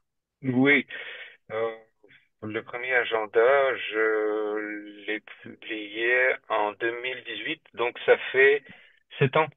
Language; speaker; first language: French; non-native, fluent; Russian